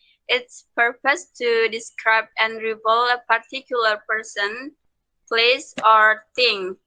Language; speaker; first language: English; non-native, learner; Indonesian